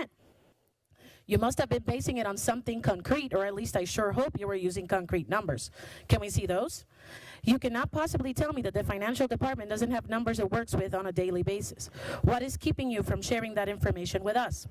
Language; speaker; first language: English; non-native, fluent; Spanish